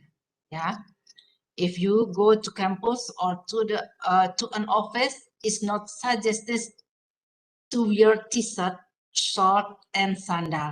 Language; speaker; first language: English; non-native, fluent; Indonesian